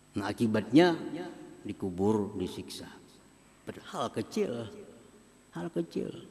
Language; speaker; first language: Indonesian; non-native, local second language; Banjar